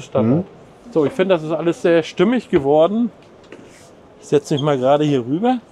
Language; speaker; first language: German; native; German